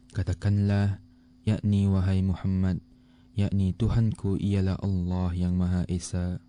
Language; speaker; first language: Malay; native; Malay